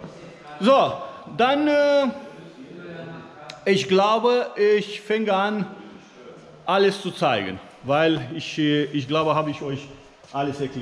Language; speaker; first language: German; non-native, fluent; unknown